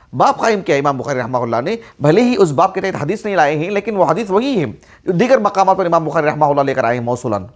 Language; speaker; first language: Urdu; native; Urdu